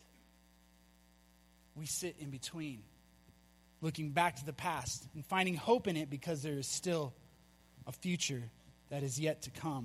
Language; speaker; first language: English; native; English